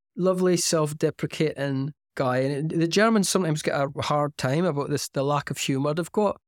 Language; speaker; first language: English; native; English